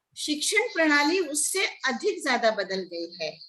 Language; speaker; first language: Hindi; non-native, local second language; Marathi